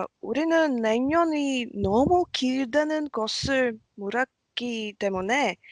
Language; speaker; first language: Korean; non-native, learner; Latvian